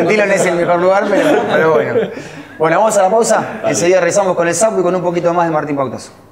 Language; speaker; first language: Spanish; native; Spanish